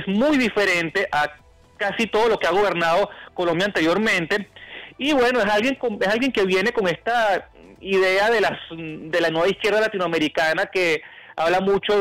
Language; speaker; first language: Spanish; native; Spanish